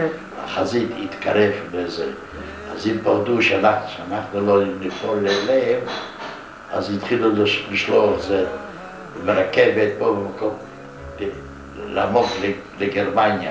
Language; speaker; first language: Hebrew; non-native, fluent; Yiddish